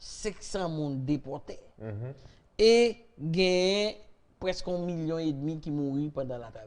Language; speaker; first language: French; non-native, local second language; Haitian Creole